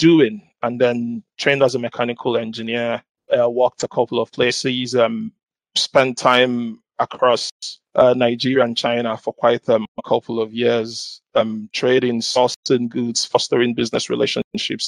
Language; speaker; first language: English; non-native, local second language; Igbo